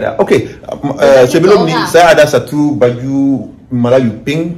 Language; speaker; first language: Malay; non-native, learner; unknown